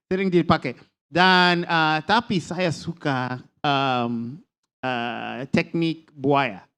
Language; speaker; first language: Indonesian; non-native, learner; English